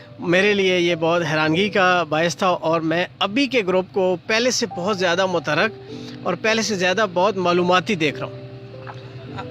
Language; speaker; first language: Urdu; non-native, local second language; Punjabi